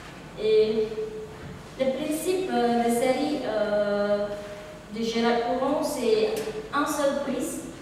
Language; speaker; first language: French; non-native, learner; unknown